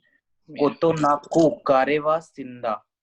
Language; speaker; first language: Japanese; non-native, learner; Hindi